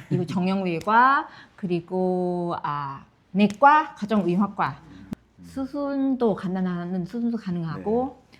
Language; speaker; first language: Korean; non-native, fluent; Thai